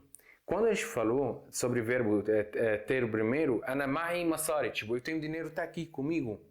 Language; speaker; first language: Portuguese; non-native, fluent; Arabic